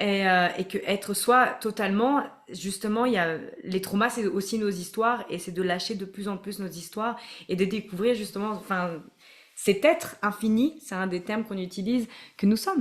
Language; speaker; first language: French; native; French